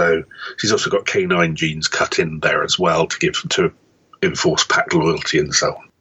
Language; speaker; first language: English; native; English